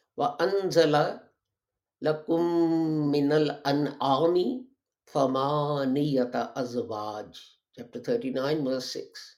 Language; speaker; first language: Urdu; native; Urdu